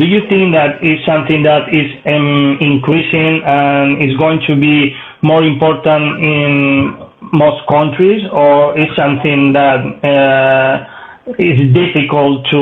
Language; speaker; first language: English; non-native, learner; Spanish